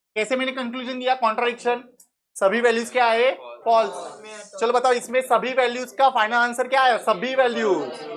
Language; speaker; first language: Hindi; non-native, local second language; Marathi